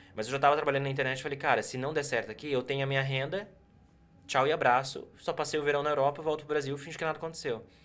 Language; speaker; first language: Portuguese; native; Portuguese